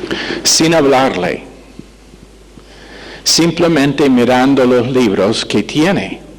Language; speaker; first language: Spanish; non-native, fluent; English